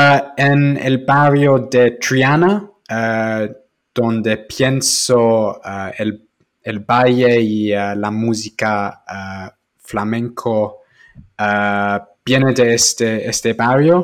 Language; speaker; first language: Spanish; non-native, fluent; English